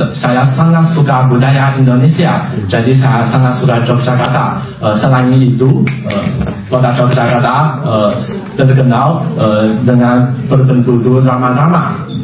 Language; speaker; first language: Indonesian; non-native, learner; Chinese